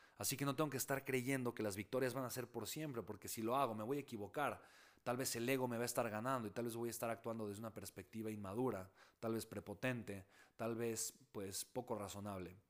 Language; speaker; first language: Spanish; native; Spanish